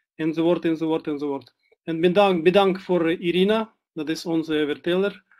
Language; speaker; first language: Dutch; non-native, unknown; Russian